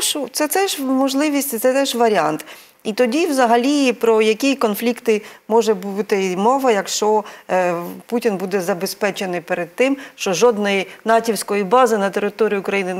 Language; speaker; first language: Ukrainian; native; Ukrainian